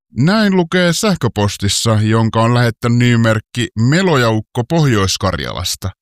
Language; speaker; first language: Finnish; native; Finnish